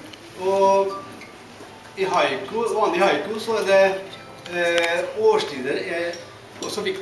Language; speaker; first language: Norwegian; non-native, fluent; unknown